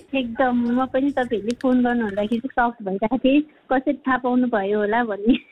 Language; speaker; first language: Nepali; non-native, local second language; Sherpa